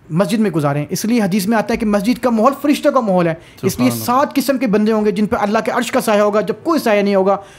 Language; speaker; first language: Urdu; native; Urdu